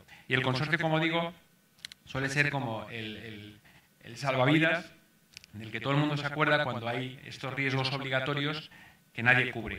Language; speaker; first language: Spanish; native; Spanish